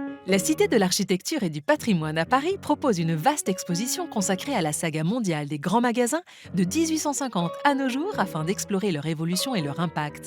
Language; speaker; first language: French; native; French